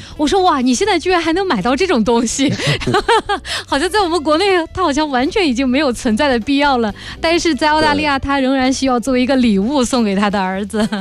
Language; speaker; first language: Chinese; native; Chinese